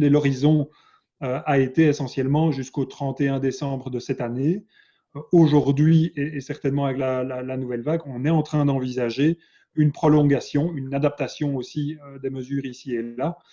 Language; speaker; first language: French; native; French